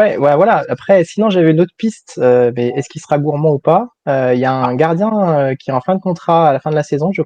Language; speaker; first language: French; native; French